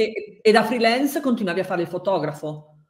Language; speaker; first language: Italian; native; Italian